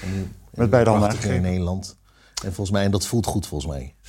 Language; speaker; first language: Dutch; native; Dutch